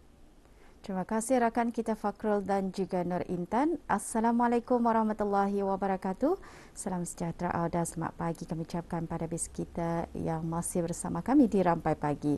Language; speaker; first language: Malay; native; Malay